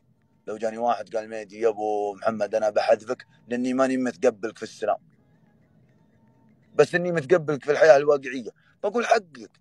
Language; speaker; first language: Arabic; native; Arabic